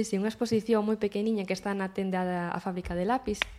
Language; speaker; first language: Galician; native; Galician